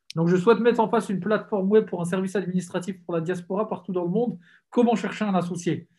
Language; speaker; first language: French; native; French